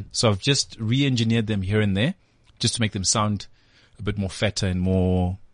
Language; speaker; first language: English; non-native, local second language; Zulu